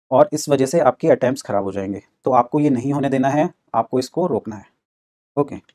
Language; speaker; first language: Hindi; native; Hindi